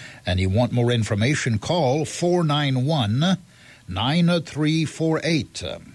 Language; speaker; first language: English; early bilingual, other home language; French